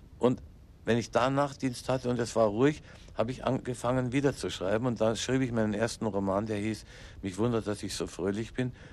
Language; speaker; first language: German; non-native, local second language; English